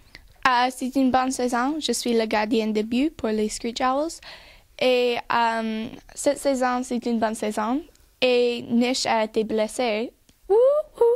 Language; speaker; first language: French; non-native, learner; English